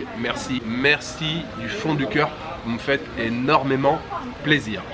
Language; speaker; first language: French; native; French